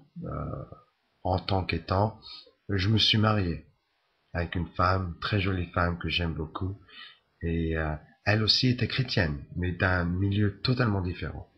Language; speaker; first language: French; native; French